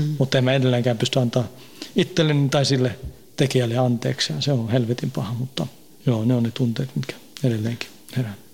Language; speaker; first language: Finnish; early bilingual, heritage; Finnish